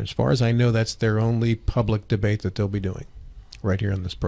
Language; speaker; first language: English; native; English